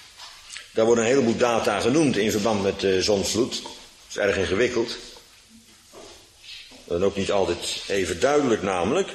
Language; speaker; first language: Dutch; native; Dutch